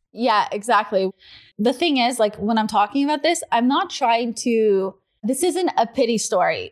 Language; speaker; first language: English; non-native, fluent; Russian